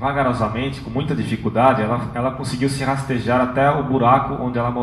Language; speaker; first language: Portuguese; native; Portuguese